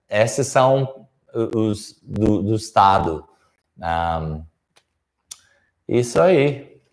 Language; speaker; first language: Portuguese; non-native, fluent; English